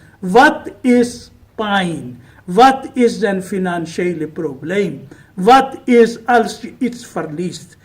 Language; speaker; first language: Dutch; non-native, fluent; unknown